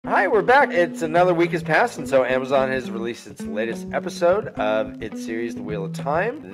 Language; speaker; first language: English; native; English